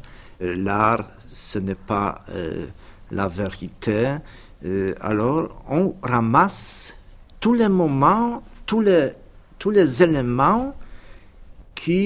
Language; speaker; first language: French; non-native, fluent; Polish